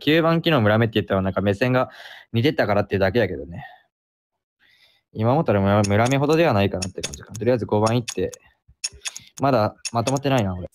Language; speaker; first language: Japanese; native; Japanese